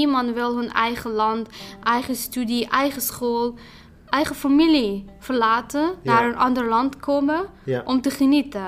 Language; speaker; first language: Dutch; non-native, fluent; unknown